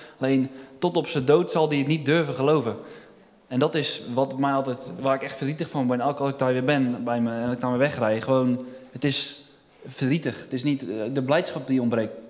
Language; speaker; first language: Dutch; native; Dutch